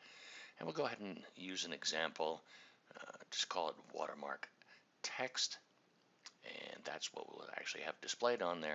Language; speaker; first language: English; native; English